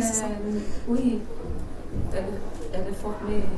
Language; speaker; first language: French; non-native, learner; Portuguese